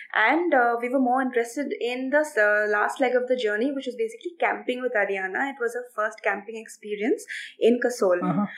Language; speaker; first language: English; non-native, local second language; Assamese